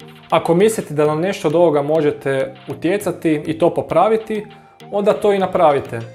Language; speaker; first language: Croatian; native; Croatian